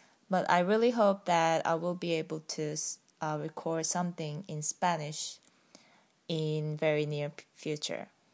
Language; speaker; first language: English; non-native, fluent; Korean